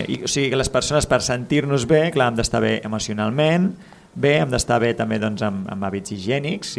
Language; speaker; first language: Catalan; native; Catalan